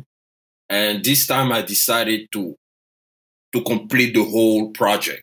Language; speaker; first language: English; non-native, fluent; French